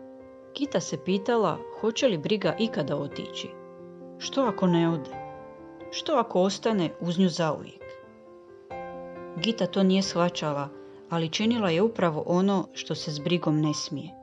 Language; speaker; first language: Croatian; native; Croatian